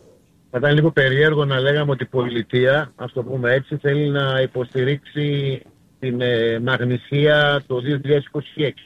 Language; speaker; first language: Greek; native; Greek